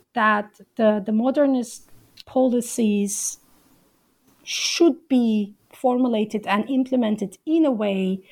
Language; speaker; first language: English; non-native, fluent; Turkish